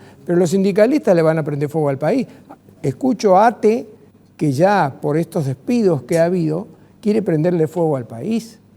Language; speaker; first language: Spanish; native; Spanish